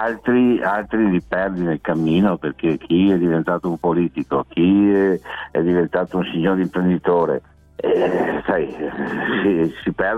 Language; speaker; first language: Italian; native; Italian